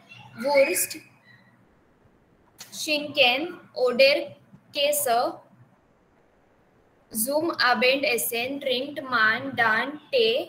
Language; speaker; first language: German; non-native, learner; Marathi